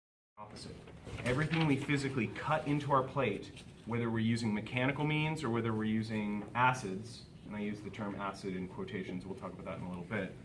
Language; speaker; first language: English; native; English